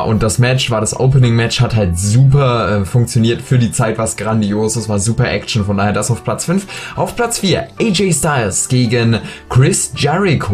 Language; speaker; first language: German; native; German